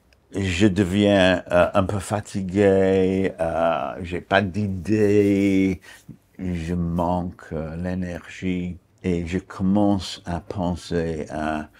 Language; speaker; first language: French; non-native, fluent; English